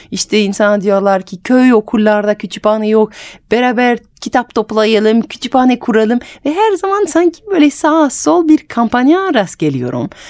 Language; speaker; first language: Turkish; non-native, fluent; French